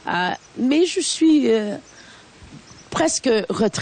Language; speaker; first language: French; non-native, fluent; English